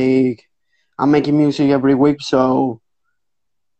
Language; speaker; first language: English; non-native, fluent; Spanish